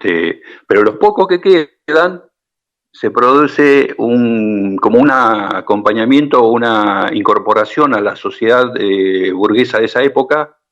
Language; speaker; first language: Spanish; native; Spanish